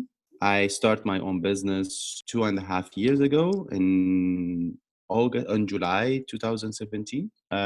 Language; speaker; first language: English; non-native, learner; Arabic